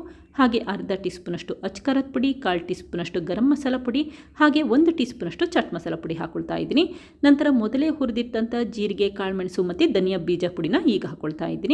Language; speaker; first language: Kannada; native; Kannada